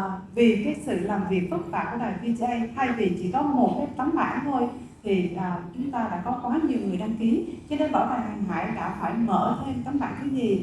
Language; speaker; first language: Vietnamese; native; Vietnamese